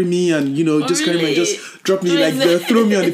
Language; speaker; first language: English; non-native, local second language; Yoruba